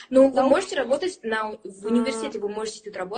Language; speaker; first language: Russian; early bilingual, heritage; English